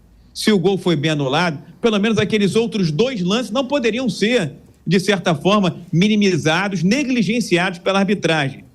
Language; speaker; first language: Portuguese; native; Portuguese